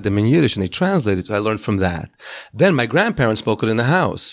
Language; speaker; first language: English; non-native, fluent; Hebrew